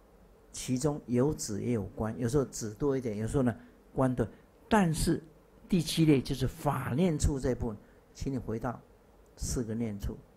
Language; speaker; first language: Chinese; native; Chinese